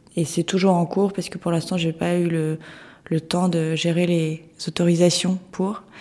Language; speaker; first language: French; early bilingual, other home language; Russian